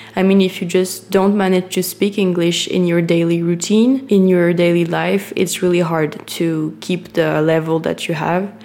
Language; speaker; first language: English; non-native, fluent; French